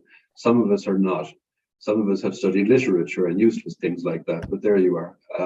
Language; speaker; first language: English; non-native, fluent; Irish